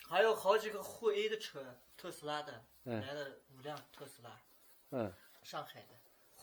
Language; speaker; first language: Chinese; non-native, local second language; Uyghur